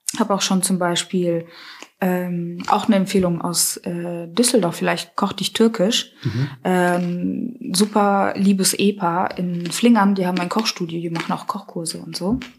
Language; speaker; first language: German; early bilingual, other home language; Russian